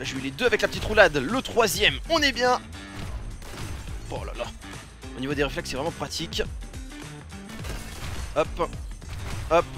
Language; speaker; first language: French; native; French